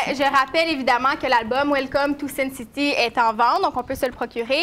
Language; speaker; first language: French; native; French